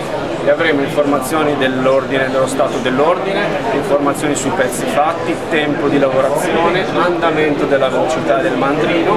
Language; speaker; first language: Italian; native; Italian